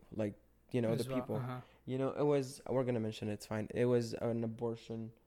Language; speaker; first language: English; non-native, fluent; Arabic